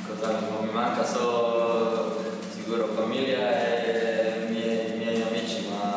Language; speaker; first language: Italian; non-native, learner; Croatian